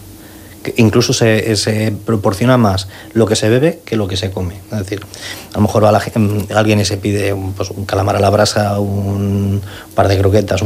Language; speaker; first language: Spanish; native; Spanish